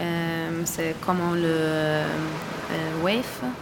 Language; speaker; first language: French; non-native, learner; German